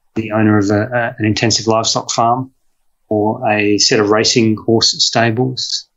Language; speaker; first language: English; native; English